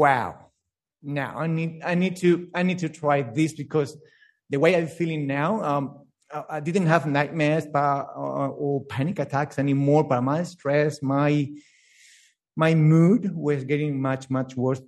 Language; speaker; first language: English; non-native, fluent; Spanish